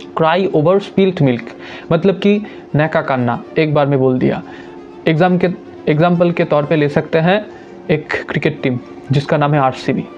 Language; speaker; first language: Hindi; non-native, local second language; Bangla